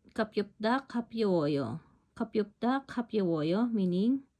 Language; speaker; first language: Korean; non-native, learner; Filipino